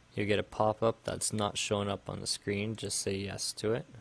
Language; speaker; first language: English; native; English